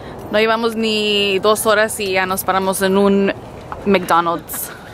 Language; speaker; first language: Spanish; early bilingual, heritage; Spanish